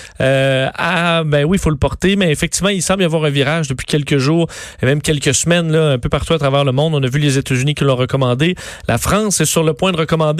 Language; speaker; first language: French; native; French